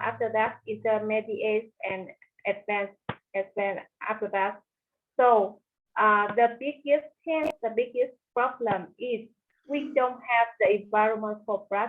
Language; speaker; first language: English; non-native, learner; Vietnamese